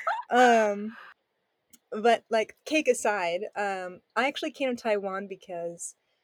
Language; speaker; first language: English; native; English